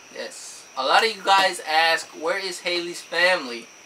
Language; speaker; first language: English; native; English